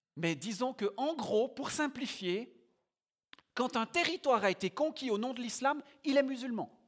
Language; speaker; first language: French; native; French